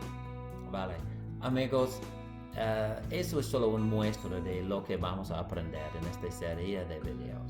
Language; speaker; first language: Spanish; non-native, fluent; English